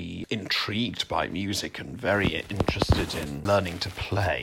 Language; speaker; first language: English; native; English